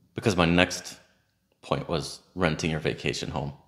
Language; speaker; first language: English; native; English